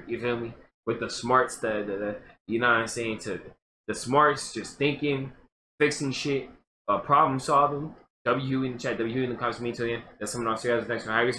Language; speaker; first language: English; native; English